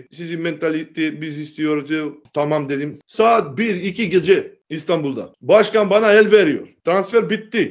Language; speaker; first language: Turkish; non-native, learner; Macedonian